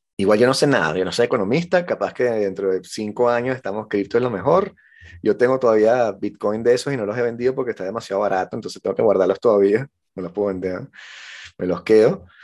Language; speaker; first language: Spanish; native; Spanish